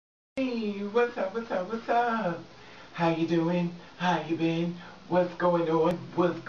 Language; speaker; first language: English; native; English